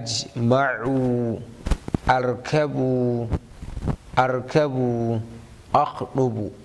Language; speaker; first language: Arabic; non-native, fluent; Hausa